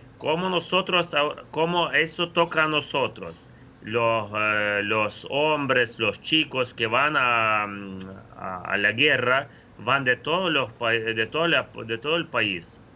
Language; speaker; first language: Spanish; non-native, fluent; Ukrainian